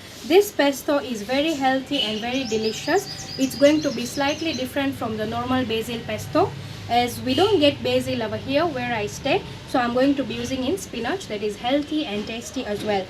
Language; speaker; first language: English; non-native, local second language; Gujarati